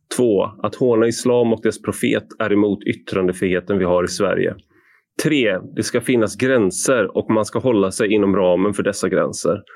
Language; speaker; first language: Swedish; native; Swedish